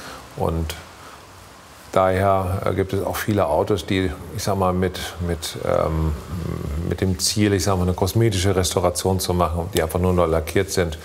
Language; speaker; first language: German; native; German